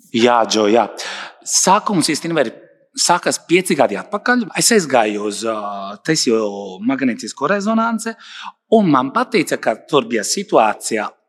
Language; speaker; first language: Latvian; non-native, fluent; Italian